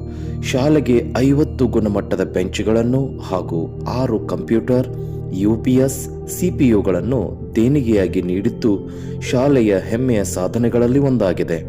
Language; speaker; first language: Kannada; native; Kannada